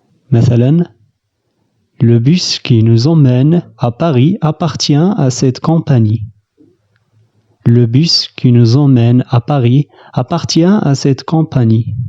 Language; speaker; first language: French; non-native, fluent; Arabic